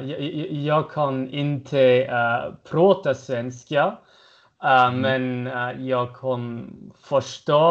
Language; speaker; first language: Swedish; non-native, learner; French